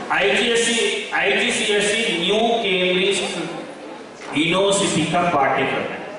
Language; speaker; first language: Hindi; non-native, local second language; Kannada